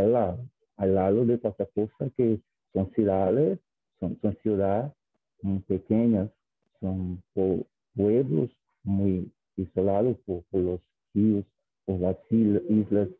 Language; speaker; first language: Spanish; non-native, fluent; Portuguese